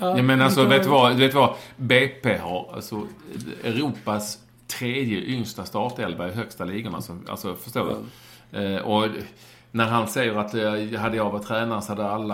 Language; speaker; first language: Swedish; native; Swedish